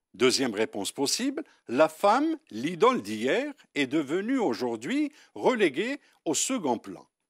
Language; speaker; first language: French; non-native, local second language; Arabic